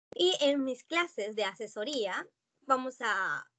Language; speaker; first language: Spanish; non-native, fluent; Japanese